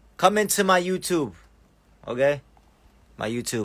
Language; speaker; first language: English; early bilingual, other home language; Korean